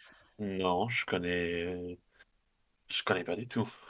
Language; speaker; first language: French; non-native, fluent; Dutch